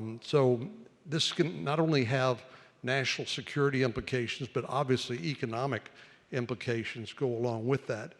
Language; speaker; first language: English; native; English